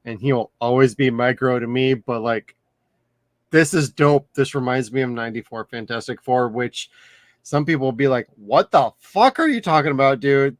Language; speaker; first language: English; native; English